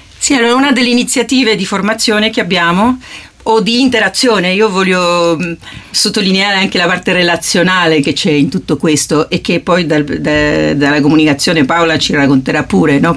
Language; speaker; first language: Italian; non-native, fluent; Spanish